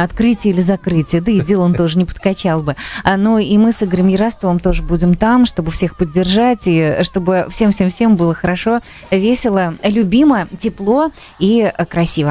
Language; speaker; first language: Russian; native; Russian